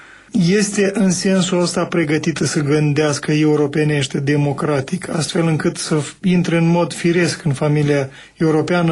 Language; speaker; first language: Romanian; native; Romanian